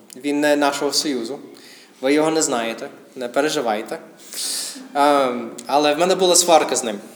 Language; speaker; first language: Ukrainian; non-native, fluent; English